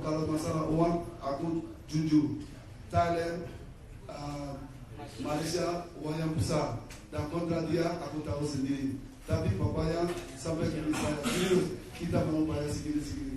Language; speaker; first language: Indonesian; non-native, fluent; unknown